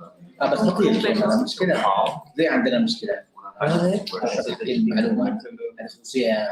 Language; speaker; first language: Arabic; native; Arabic